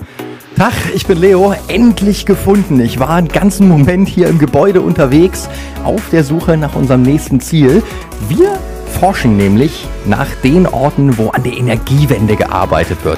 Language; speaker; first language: German; native; German